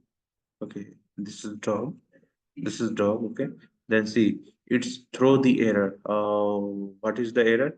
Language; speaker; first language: English; non-native, local second language; Hindi